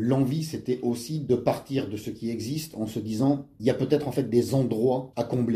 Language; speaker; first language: French; native; French